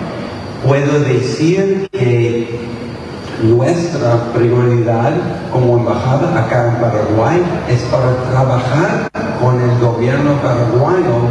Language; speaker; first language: Spanish; non-native, fluent; English